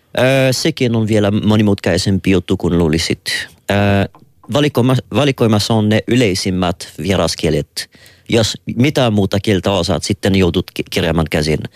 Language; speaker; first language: Finnish; non-native, fluent; French